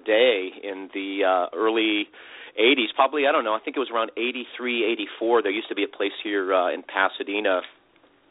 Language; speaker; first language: English; native; English